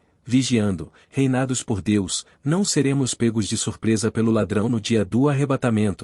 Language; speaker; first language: Portuguese; native; Portuguese